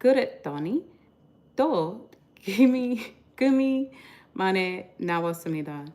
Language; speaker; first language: Korean; non-native, learner; English